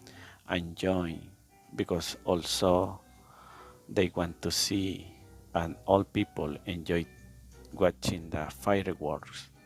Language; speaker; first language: English; non-native, learner; Spanish